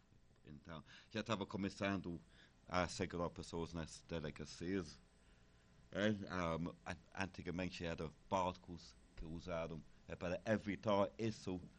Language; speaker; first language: Portuguese; non-native, fluent; English